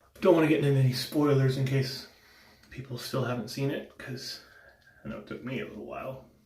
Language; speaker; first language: English; native; English